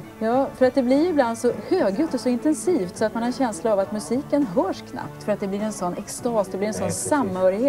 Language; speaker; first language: Swedish; native; Swedish